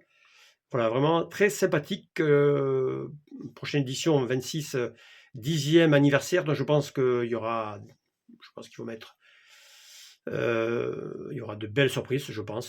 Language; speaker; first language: French; native; French